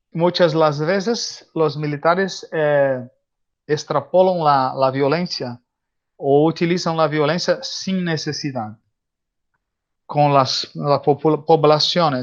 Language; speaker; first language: Spanish; non-native, learner; Portuguese